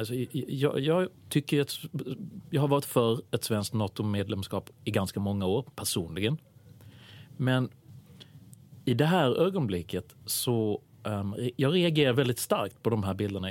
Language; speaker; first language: Swedish; native; Swedish